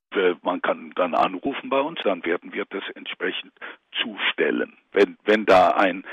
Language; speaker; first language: German; non-native, fluent; Italian